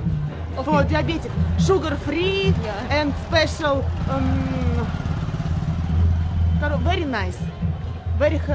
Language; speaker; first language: English; non-native, learner; Russian